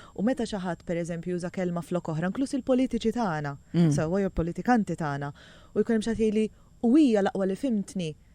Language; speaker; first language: Maltese; native; Maltese